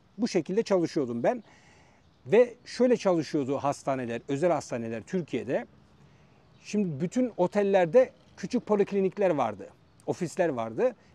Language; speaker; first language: Turkish; native; Turkish